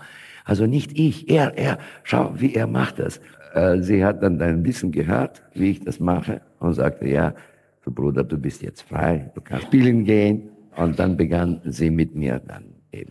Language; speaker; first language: German; non-native, fluent; Russian